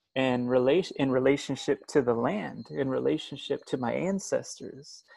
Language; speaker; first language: English; native; English